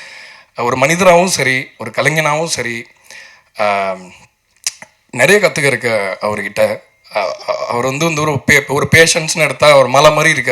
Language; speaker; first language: Tamil; native; Tamil